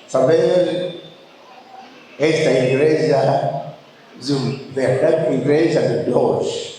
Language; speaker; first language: Portuguese; non-native, learner; Lingala